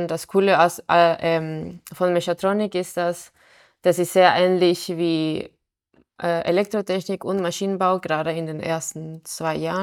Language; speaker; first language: German; non-native, fluent; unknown